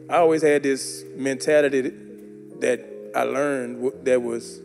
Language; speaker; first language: English; native; English